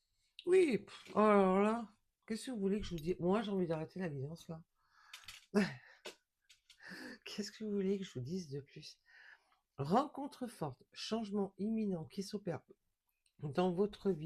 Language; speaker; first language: French; native; French